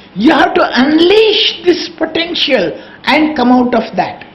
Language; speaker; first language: English; non-native, local second language; Kannada